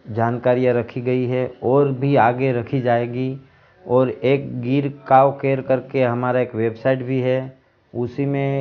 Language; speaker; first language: Hindi; non-native, local second language; Gujarati